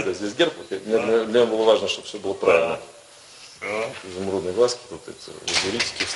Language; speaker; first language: Russian; native; Russian